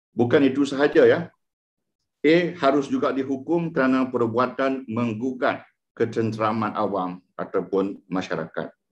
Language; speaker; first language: Malay; non-native, local second language; Iban